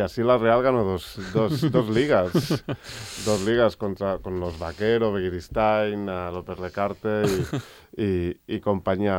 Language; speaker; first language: Spanish; non-native, local second language; Catalan